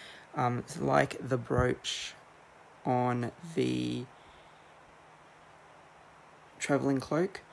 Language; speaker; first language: English; native; English